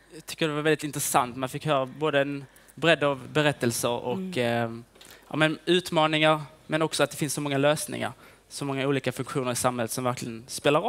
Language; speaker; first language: Swedish; native; Swedish